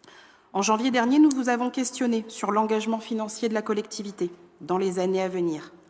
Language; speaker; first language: French; native; French